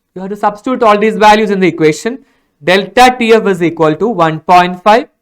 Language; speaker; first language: English; non-native, local second language; Malayalam